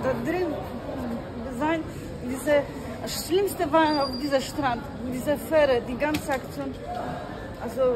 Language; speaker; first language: German; non-native, learner; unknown